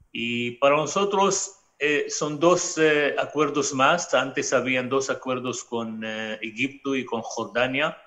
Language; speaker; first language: Spanish; non-native, fluent; Arabic